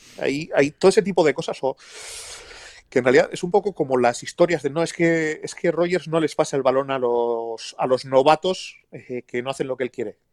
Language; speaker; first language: Spanish; native; Spanish